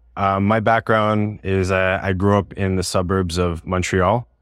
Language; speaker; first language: English; native; English